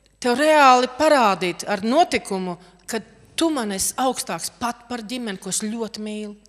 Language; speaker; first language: Latvian; native; Latvian